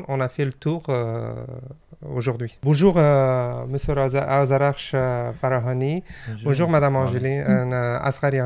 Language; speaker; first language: French; non-native, fluent; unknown